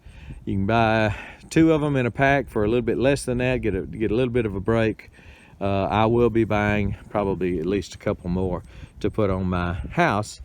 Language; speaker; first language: English; native; English